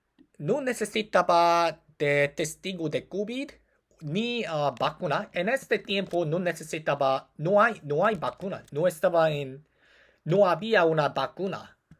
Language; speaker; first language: Spanish; non-native, learner; Korean